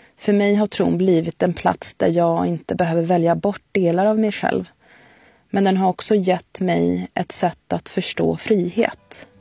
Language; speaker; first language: Swedish; early bilingual, other home language; Arabic